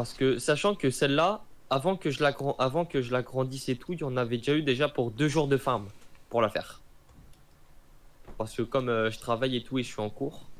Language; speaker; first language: French; native; French